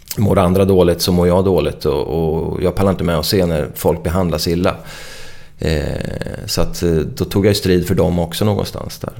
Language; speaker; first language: Swedish; native; Swedish